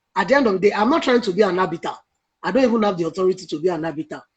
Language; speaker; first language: English; non-native, local second language; Yoruba